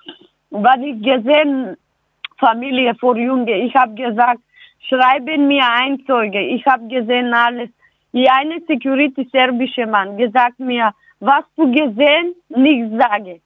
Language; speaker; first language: German; non-native, learner; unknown